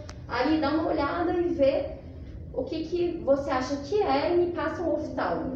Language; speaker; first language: Portuguese; native; Portuguese